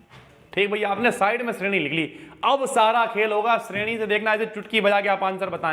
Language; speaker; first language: Hindi; native; Hindi